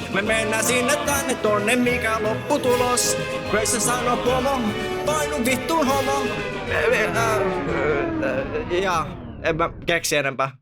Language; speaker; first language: Finnish; native; Finnish